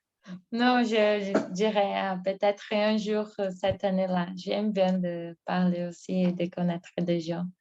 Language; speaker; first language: French; non-native, learner; Portuguese